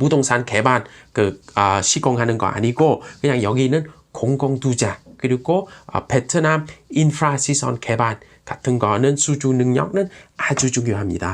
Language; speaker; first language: Korean; non-native, fluent; Vietnamese